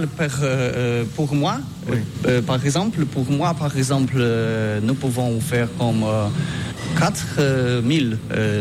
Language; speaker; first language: French; non-native, fluent; Polish